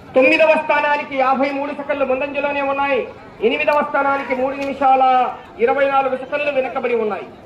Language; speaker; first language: Telugu; native; Telugu